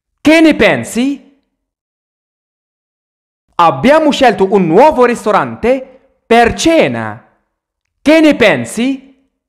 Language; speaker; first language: Italian; non-native, fluent; Arabic